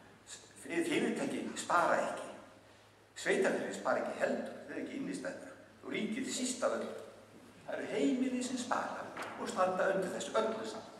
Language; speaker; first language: Icelandic; native; Icelandic